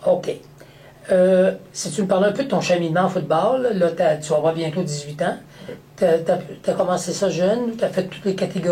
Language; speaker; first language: French; native; French